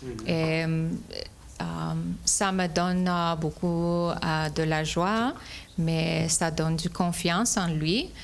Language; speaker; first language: French; non-native, fluent; English